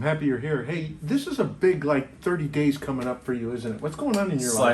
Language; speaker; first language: English; native; English